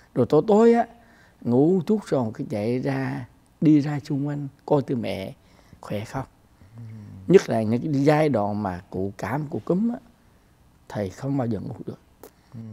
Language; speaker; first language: Vietnamese; native; Vietnamese